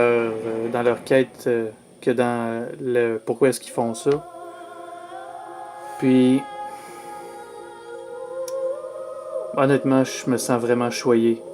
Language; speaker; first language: French; native; French